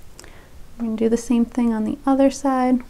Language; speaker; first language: English; native; English